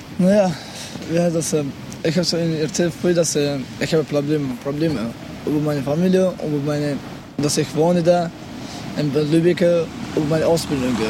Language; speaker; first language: German; non-native, learner; Pashto